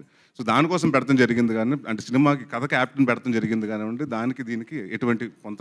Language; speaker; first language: Telugu; native; Telugu